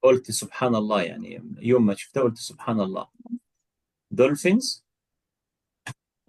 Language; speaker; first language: Arabic; native; Arabic